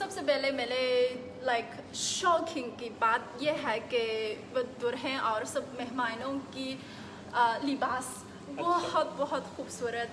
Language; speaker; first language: Hindi; non-native, fluent; Chinese